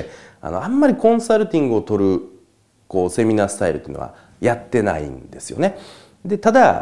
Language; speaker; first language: Japanese; native; Japanese